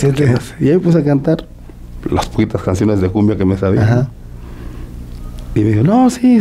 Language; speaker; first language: Spanish; native; Spanish